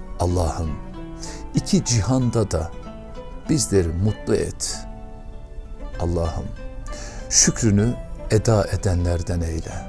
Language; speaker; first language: Turkish; native; Turkish